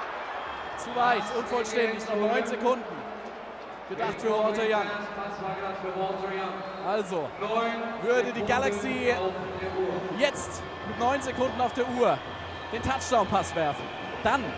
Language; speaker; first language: German; native; German